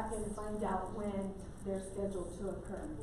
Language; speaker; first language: English; native; English